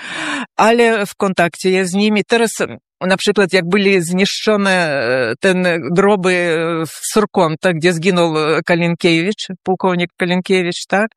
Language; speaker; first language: Polish; early bilingual, heritage; Polish